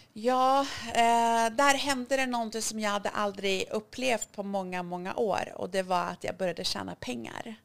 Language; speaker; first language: Swedish; early bilingual, other home language; Kurdish